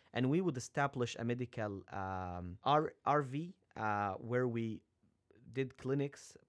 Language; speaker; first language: English; non-native, fluent; Arabic